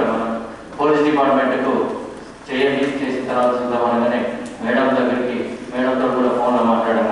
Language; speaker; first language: Telugu; native; Telugu